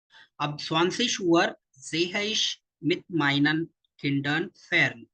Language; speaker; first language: German; non-native, fluent; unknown